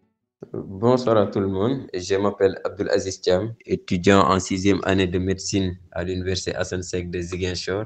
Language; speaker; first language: French; non-native, local second language; Wolof